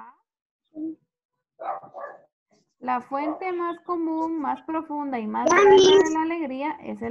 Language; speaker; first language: Spanish; native; Spanish